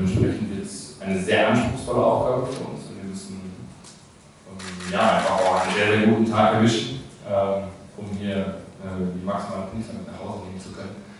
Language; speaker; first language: German; native; German